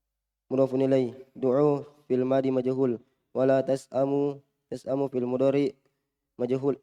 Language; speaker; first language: Arabic; non-native, learner; Indonesian